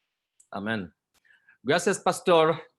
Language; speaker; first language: Spanish; non-native, learner; Portuguese